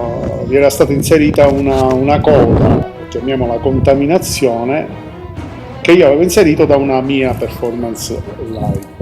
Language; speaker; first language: Italian; native; Italian